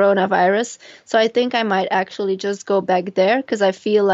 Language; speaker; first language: English; non-native, fluent; Dutch